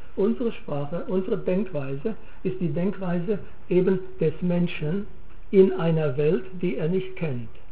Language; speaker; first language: German; native; German